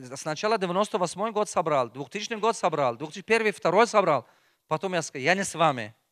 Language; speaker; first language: Russian; non-native, local second language; Tajik